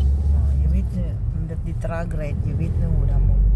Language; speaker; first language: Dutch; non-native, learner; Filipino